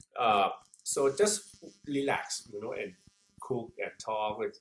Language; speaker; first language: English; non-native, fluent; Thai